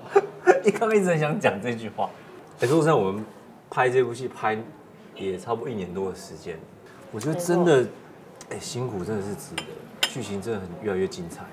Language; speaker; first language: Chinese; native; Chinese